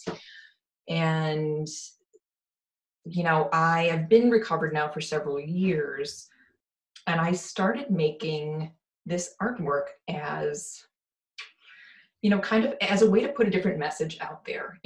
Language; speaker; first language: English; native; English